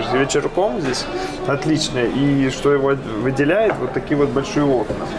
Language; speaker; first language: Russian; native; Russian